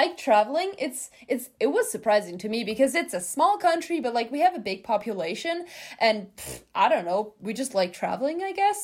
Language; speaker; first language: English; non-native, fluent; German